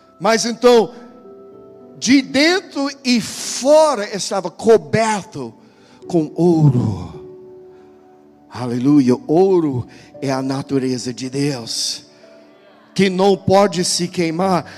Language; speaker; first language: Portuguese; non-native, fluent; English